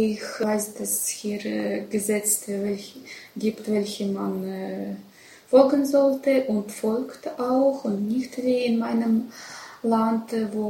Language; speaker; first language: German; non-native, learner; Russian